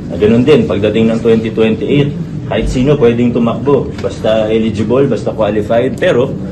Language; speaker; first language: Filipino; native; Filipino